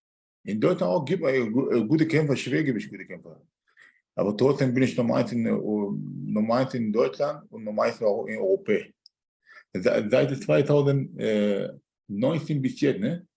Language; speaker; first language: German; non-native, learner; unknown